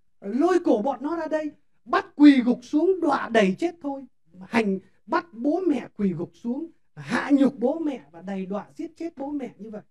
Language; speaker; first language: Vietnamese; native; Vietnamese